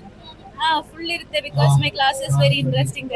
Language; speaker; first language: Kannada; non-native, local second language; Malayalam